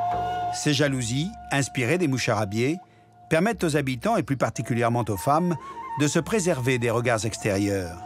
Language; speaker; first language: French; native; French